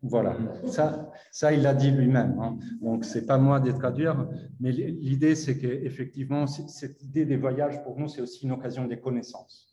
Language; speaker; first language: French; non-native, fluent; Italian